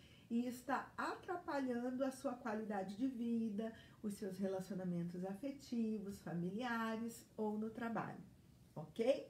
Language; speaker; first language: Portuguese; native; Portuguese